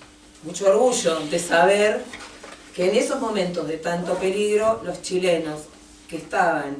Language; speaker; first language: Spanish; native; Spanish